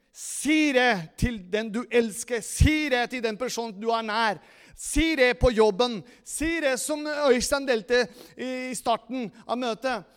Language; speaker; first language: Norwegian; non-native, fluent; Spanish